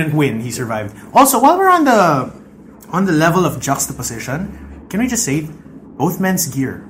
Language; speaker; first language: English; non-native, local second language; Filipino